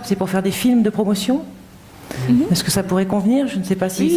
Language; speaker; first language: French; native; French